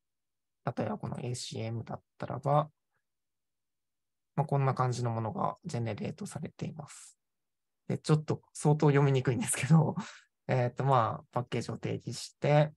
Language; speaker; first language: Japanese; native; Japanese